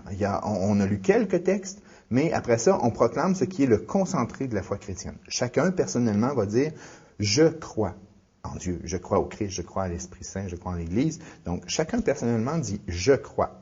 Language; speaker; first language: French; native; French